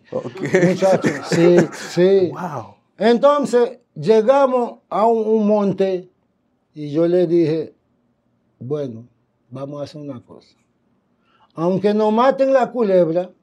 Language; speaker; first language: Spanish; non-native, fluent; Haitian Creole